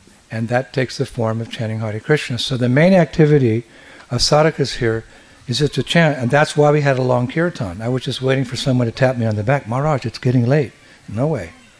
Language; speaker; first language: English; native; English